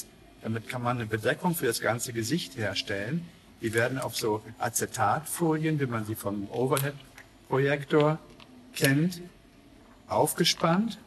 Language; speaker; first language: German; native; German